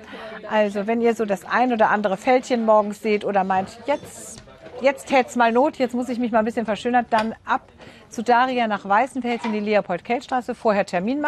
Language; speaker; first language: German; native; German